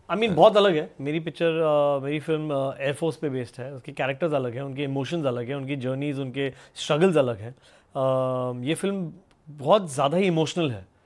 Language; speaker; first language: Hindi; native; Hindi